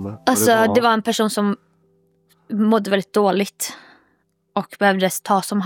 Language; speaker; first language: Swedish; native; Swedish